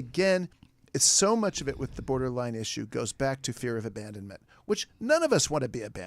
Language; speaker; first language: English; native; English